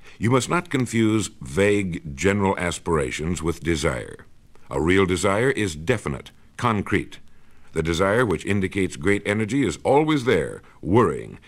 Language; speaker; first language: English; native; English